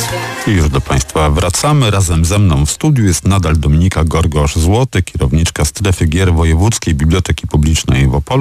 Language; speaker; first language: Polish; native; Polish